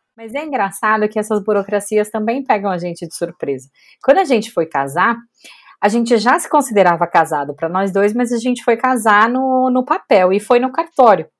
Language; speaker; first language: Portuguese; native; Portuguese